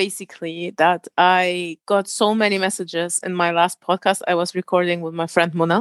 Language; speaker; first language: English; non-native, fluent; German